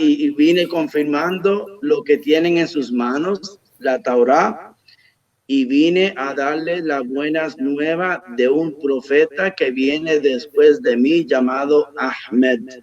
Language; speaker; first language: Spanish; early bilingual, heritage; Spanish